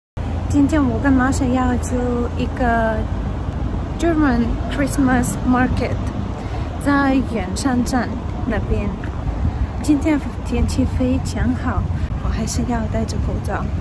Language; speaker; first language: Chinese; non-native, fluent; Russian